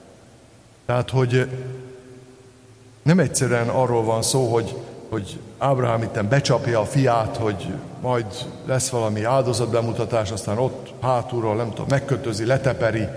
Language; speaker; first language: Hungarian; native; Hungarian